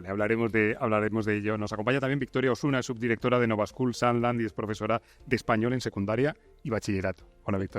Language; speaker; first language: Spanish; native; Spanish